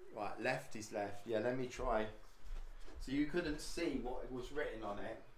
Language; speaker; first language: English; native; English